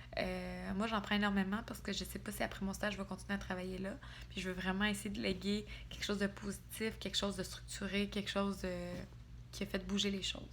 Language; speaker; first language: French; native; French